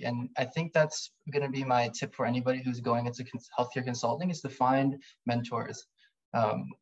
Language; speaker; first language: English; native; English